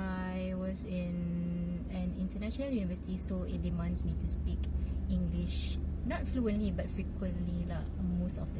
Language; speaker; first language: English; non-native, local second language; Malay